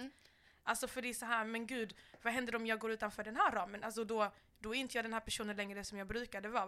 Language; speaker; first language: Swedish; native; Swedish